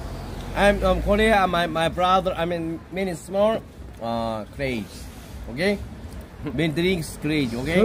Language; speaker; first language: English; non-native, learner; Korean